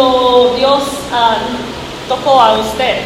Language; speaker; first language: Spanish; non-native, learner; English